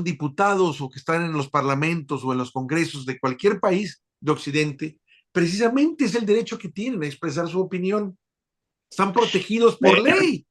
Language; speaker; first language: Spanish; native; Spanish